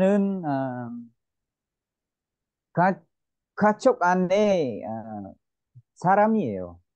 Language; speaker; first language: Korean; non-native, learner; Vietnamese